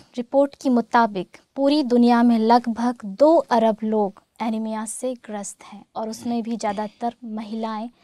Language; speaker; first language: Hindi; native; Hindi